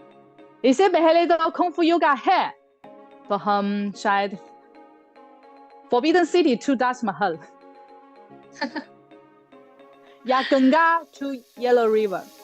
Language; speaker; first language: Hindi; non-native, fluent; Chinese